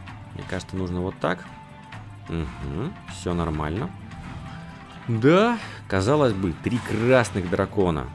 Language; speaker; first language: Russian; native; Russian